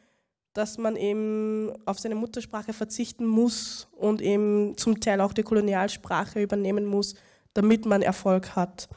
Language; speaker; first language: German; native; German